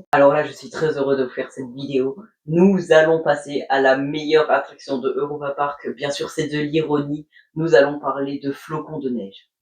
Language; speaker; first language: French; native; French